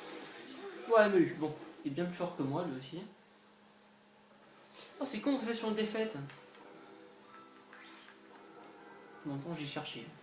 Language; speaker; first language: French; native; French